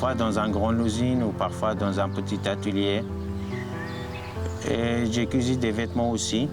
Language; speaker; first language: French; non-native, learner; Arabic